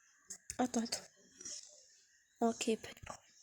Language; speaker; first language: French; non-native, learner; Arabic